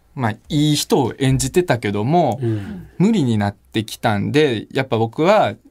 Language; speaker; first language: Japanese; early bilingual, other home language; Russian